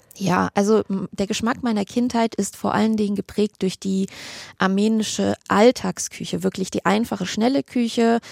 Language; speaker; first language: German; early bilingual, other home language; Armenian